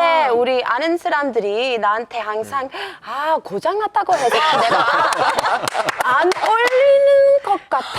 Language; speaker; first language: Korean; non-native, fluent; English